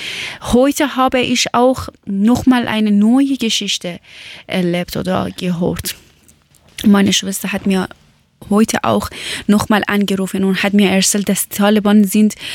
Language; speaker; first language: German; non-native, learner; Persian